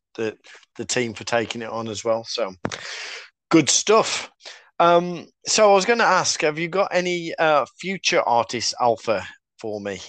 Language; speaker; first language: English; native; English